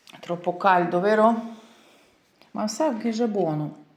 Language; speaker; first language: Italian; non-native, learner; Ukrainian